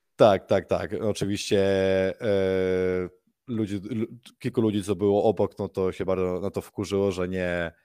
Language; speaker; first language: Polish; early bilingual, heritage; Spanish